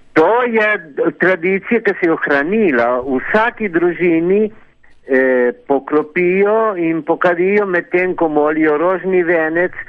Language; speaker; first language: Slovenian; early bilingual, heritage; Slovenian